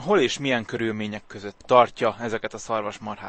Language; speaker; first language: Hungarian; native; Hungarian